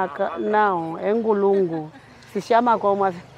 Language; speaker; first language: Portuguese; non-native, local second language; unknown